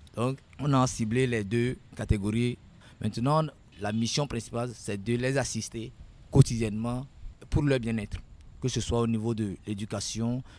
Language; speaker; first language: French; non-native, local second language; Ewe